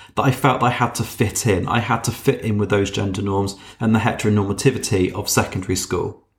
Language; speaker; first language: English; native; English